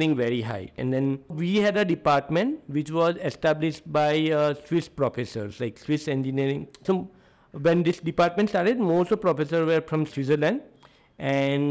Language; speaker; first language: English; non-native, local second language; Gujarati